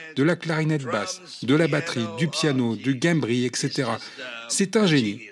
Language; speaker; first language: French; non-native, fluent; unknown